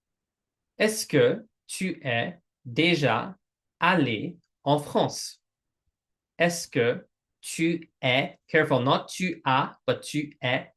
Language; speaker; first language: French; non-native, fluent; English